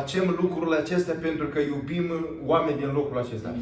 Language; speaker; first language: Romanian; native; Romanian